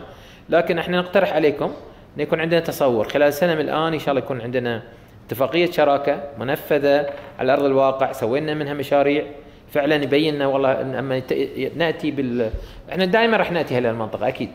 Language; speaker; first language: Arabic; native; Arabic